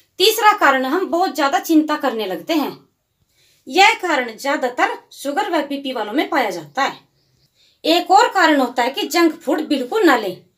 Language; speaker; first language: Hindi; native; Hindi